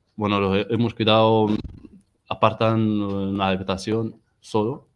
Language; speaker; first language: Spanish; non-native, learner; Arabic